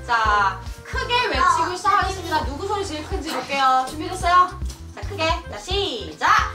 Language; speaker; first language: Korean; native; Korean